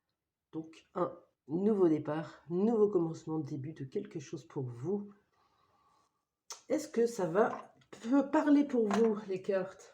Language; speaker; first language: French; native; French